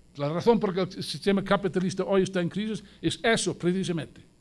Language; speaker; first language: Spanish; non-native, fluent; English